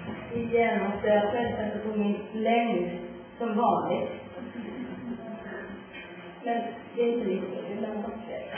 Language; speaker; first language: Swedish; non-native, learner; Persian